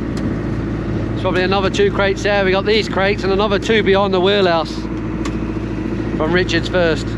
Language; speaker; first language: English; native; English